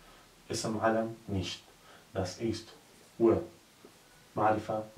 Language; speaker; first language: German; non-native, learner; Arabic